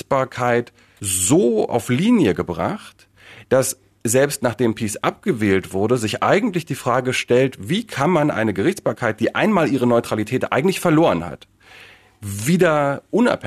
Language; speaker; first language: German; native; German